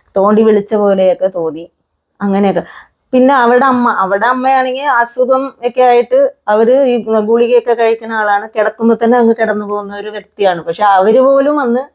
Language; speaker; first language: Malayalam; non-native, local second language; Konkani